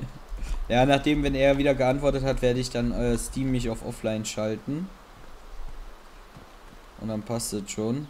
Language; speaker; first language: German; native; German